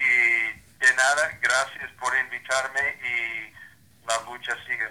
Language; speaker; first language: Spanish; non-native, learner; English